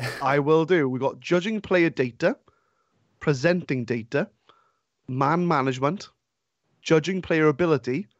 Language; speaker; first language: English; native; English